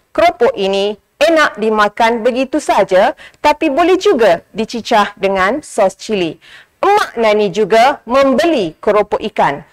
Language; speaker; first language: Malay; native; Malay